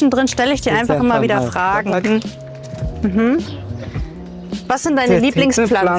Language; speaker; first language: German; native; German